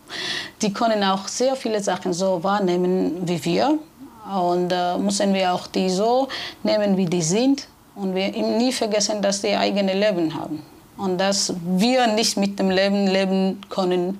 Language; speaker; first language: German; non-native, fluent; Georgian